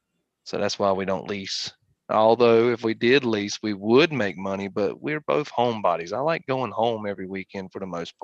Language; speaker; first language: English; native; English